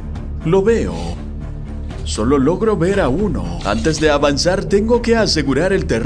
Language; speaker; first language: Spanish; native; Spanish